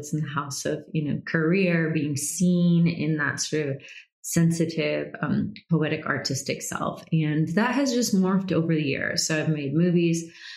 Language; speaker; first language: English; native; English